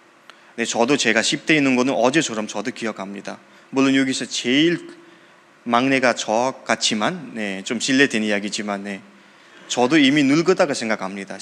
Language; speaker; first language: Korean; non-native, fluent; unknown